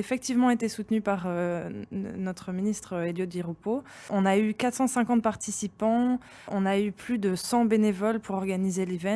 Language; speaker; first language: French; native; French